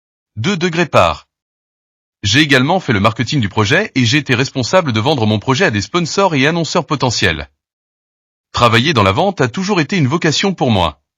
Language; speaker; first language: French; non-native, learner; Portuguese